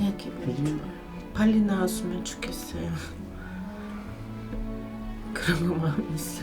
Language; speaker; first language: Korean; non-native, learner; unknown